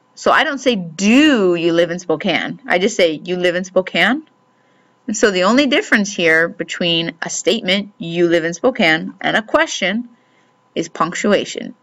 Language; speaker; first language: English; native; English